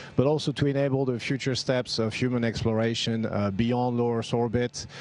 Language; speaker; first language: English; non-native, fluent; French